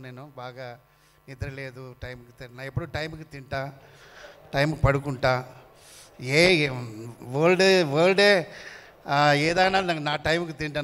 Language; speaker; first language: Telugu; non-native, fluent; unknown